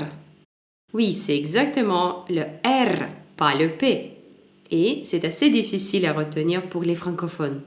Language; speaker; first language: French; non-native, fluent; Russian